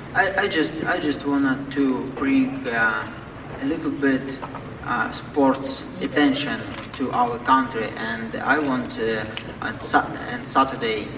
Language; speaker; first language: English; non-native, fluent; Ukrainian